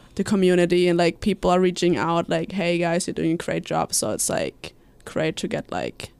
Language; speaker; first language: English; non-native, fluent; German